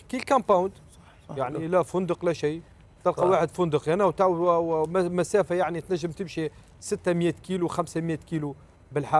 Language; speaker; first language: Arabic; native; Arabic